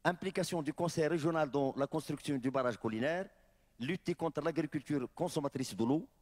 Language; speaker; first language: French; non-native, local second language; Arabic